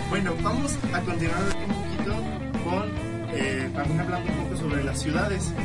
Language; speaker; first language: Spanish; native; Spanish